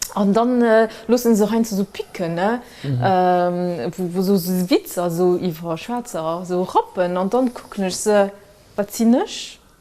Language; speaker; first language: Luxembourgish; early bilingual, other home language; Kabuverdianu